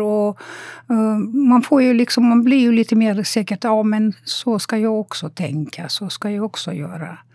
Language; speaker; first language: Swedish; non-native, fluent; Romanian